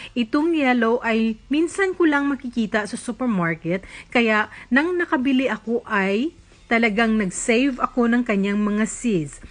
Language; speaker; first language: Filipino; native; Filipino